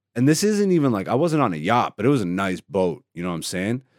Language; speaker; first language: English; non-native, fluent; Greek